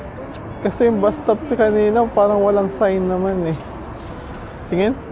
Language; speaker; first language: Filipino; native; Filipino